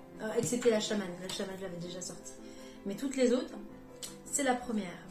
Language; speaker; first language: French; native; French